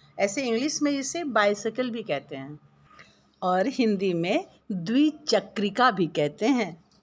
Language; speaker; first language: Hindi; native; Hindi